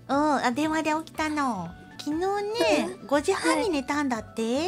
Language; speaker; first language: Japanese; native; Japanese